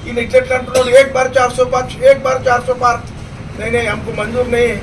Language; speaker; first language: Hindi; non-native, local second language; Telugu